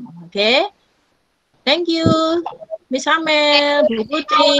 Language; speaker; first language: English; non-native, fluent; Indonesian